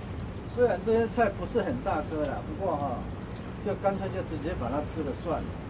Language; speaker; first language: Chinese; native; Chinese